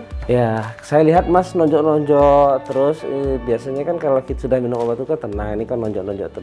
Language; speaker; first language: Indonesian; native; Indonesian